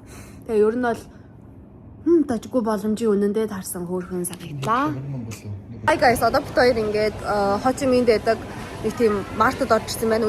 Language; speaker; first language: Mongolian; native; Mongolian